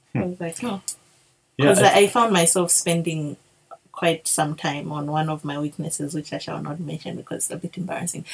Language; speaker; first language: English; non-native, local second language; Bemba